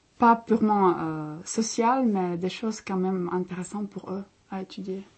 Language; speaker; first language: French; non-native, fluent; Czech